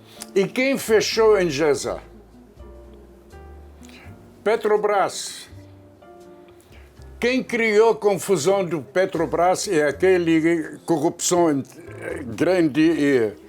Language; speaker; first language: Portuguese; non-native, fluent; Arabic